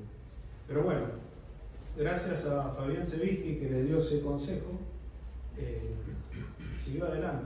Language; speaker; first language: Spanish; native; Spanish